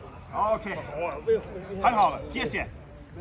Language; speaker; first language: Chinese; non-native, learner; English